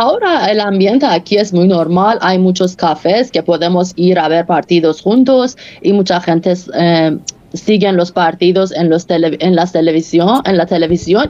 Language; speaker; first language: Spanish; non-native, fluent; Persian